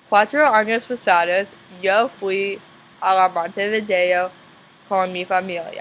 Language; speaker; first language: Spanish; non-native, learner; English